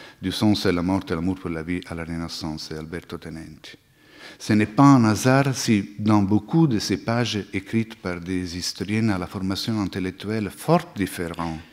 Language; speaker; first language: French; non-native, fluent; Italian